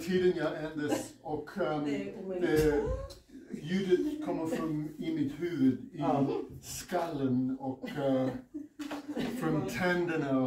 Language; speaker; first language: Swedish; non-native, learner; English